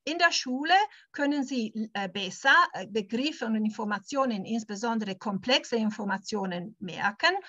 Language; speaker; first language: German; non-native, fluent; Italian